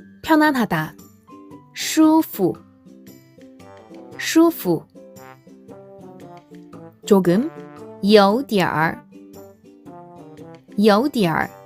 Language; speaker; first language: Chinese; non-native, fluent; Korean